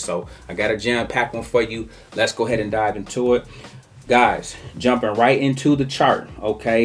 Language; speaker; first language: English; native; English